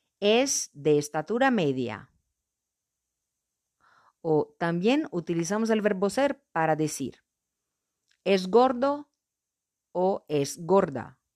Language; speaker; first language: Spanish; non-native, fluent; Portuguese